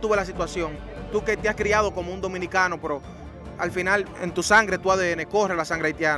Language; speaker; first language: Spanish; native; Spanish